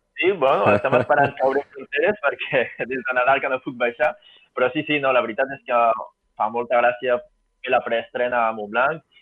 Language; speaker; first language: Catalan; native; Catalan